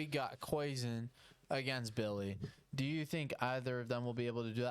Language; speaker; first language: English; native; English